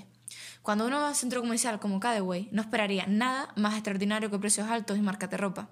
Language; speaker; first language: Spanish; native; Spanish